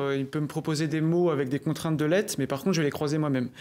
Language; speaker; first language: French; native; French